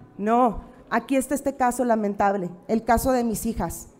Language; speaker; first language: Spanish; native; Spanish